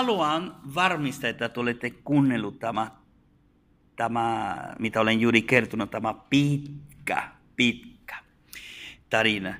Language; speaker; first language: Finnish; non-native, fluent; Spanish